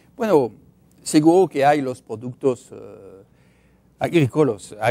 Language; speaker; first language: Spanish; non-native, fluent; French